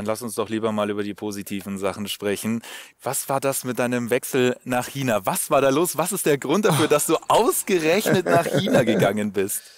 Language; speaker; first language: German; native; German